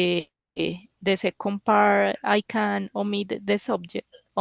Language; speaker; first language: English; non-native, learner; Spanish